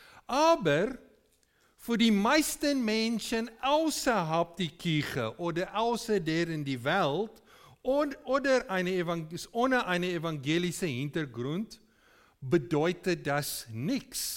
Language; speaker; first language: German; non-native, fluent; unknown